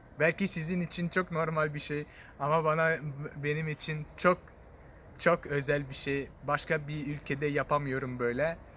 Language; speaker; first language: Turkish; non-native, fluent; French